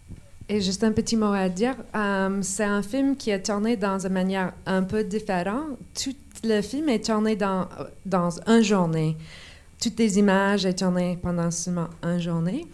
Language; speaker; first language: French; non-native, local second language; English